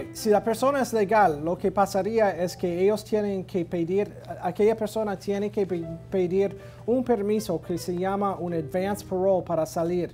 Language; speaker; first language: Spanish; non-native, fluent; English